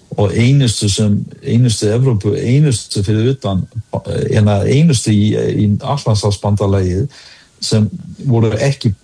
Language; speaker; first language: Icelandic; early bilingual, other home language; Danish